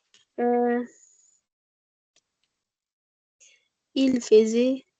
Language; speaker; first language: French; non-native, learner; Arabic